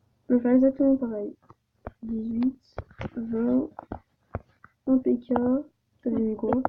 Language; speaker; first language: French; native; French